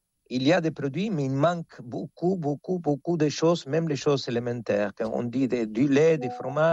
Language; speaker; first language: French; non-native, fluent; Spanish